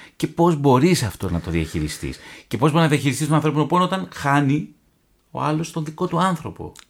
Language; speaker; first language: Greek; native; Greek